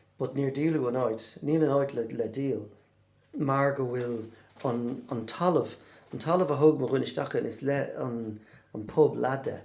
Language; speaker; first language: Irish; native; Irish